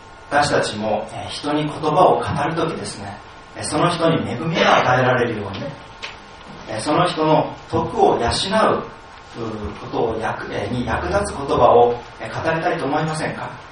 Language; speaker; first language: Japanese; native; Japanese